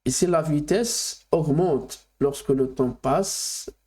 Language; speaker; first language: French; non-native, local second language; Arabic